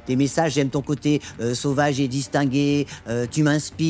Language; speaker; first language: French; native; French